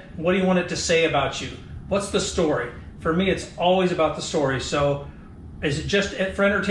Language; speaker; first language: English; native; English